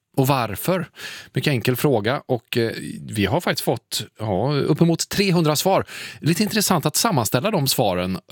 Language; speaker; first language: Swedish; native; Swedish